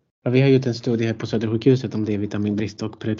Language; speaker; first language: Swedish; non-native, fluent; Greek